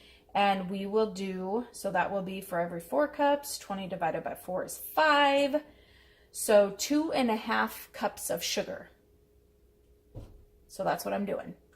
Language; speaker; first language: English; native; English